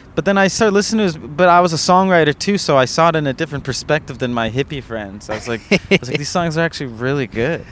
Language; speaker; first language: English; native; English